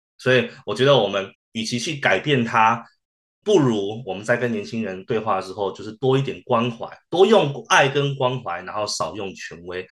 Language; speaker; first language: Chinese; early bilingual, heritage; Chinese